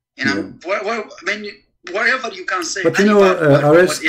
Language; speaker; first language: English; non-native, fluent; Kurdish